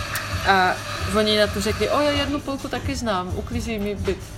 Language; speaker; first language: Czech; early bilingual, heritage; Czech